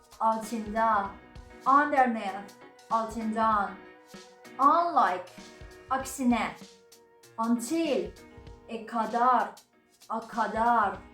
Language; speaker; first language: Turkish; non-native, learner; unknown